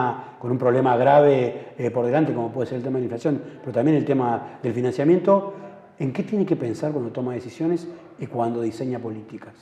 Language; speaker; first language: Spanish; native; Spanish